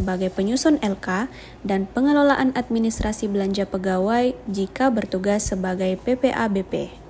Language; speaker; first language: Indonesian; native; Indonesian